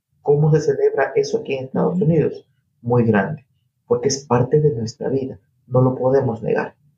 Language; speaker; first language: Spanish; native; Spanish